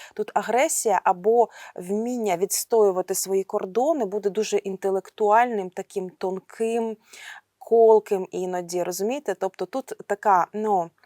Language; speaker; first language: Ukrainian; non-native, local second language; Russian